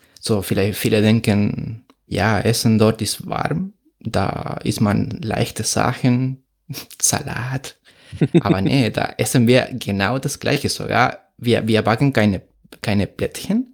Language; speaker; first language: German; non-native, fluent; Spanish